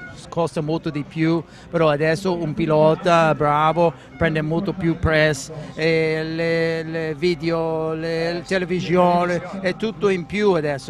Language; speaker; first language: Italian; non-native, fluent; English